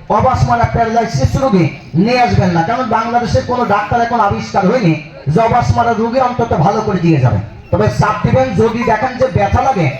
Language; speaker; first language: Bangla; native; Bangla